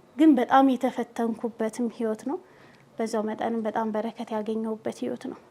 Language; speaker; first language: Amharic; native; Amharic